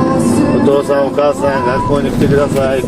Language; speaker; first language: Japanese; native; Japanese